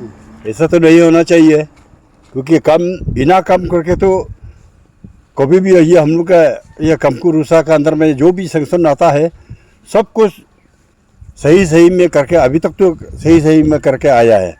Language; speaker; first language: Hindi; non-native, local second language; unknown